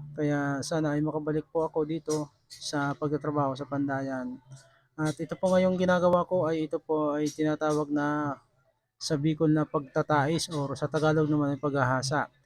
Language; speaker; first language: Filipino; non-native, local second language; Bikol